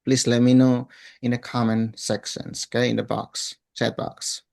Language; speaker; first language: English; non-native, fluent; Indonesian